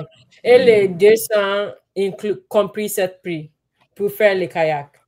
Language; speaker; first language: French; non-native, learner; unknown